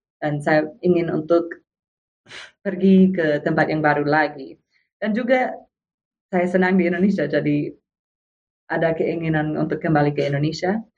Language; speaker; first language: Indonesian; non-native, fluent; English